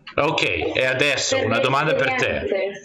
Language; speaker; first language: Italian; non-native, fluent; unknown